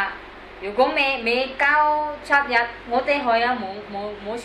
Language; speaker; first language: Cantonese; non-native, learner; Indonesian